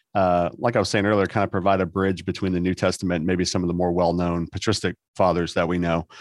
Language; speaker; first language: English; native; English